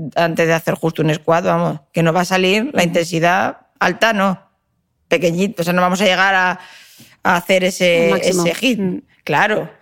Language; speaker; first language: Spanish; native; Spanish